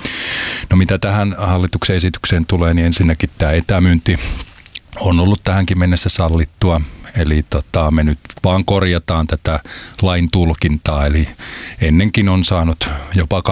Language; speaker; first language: Finnish; native; Finnish